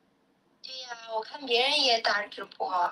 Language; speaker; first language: Chinese; native; Chinese